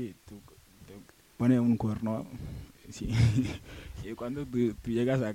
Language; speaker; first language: Spanish; non-native, learner; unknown